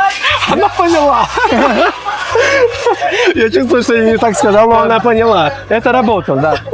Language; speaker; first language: Russian; non-native, learner; Portuguese